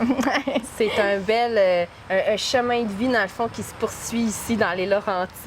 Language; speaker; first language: French; native; French